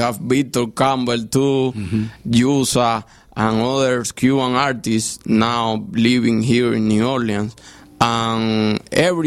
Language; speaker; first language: English; non-native, fluent; Spanish